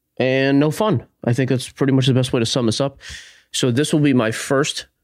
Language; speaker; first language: English; native; English